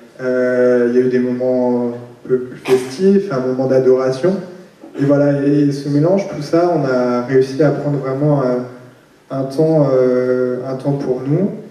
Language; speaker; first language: French; native; French